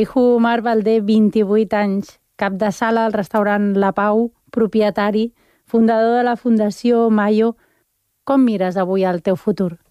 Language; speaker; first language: Catalan; native; Catalan